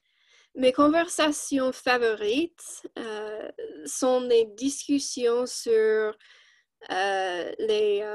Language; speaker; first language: French; non-native, learner; English